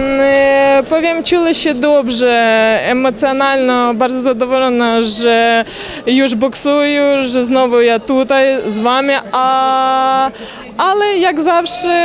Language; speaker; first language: Polish; non-native, learner; Ukrainian